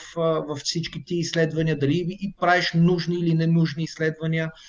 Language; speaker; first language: Bulgarian; early bilingual, other home language; Hebrew